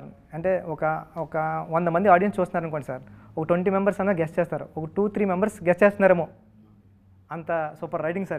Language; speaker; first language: Telugu; native; Telugu